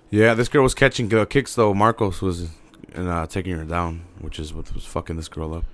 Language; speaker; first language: English; native; English